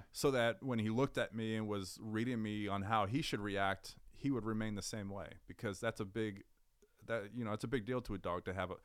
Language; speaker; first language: English; native; English